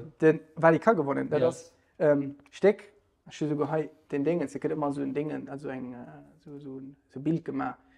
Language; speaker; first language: Luxembourgish; native; Luxembourgish